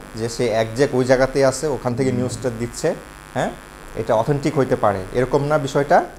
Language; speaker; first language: Bangla; non-native, local second language; Garo